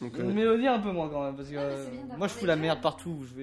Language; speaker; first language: French; native; French